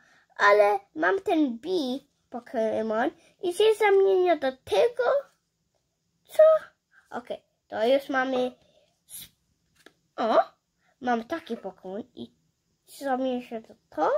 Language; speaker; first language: Polish; early bilingual, heritage; English